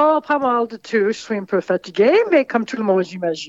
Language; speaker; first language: French; non-native, local second language; English